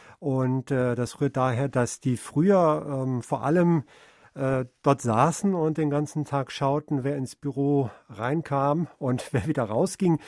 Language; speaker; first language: German; native; German